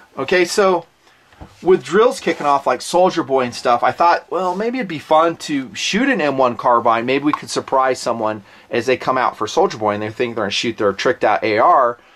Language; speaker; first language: English; native; English